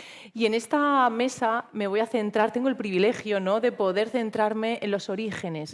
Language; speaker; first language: Spanish; native; Spanish